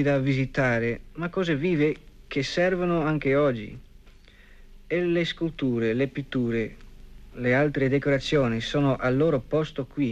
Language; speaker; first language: Italian; non-native, fluent; English